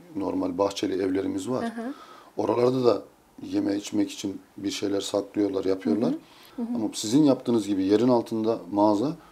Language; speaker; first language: Turkish; native; Turkish